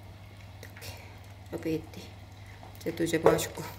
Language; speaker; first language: Ukrainian; non-native, learner; Korean